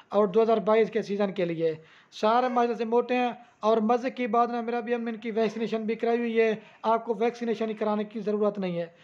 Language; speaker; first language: Urdu; non-native, local second language; Saraiki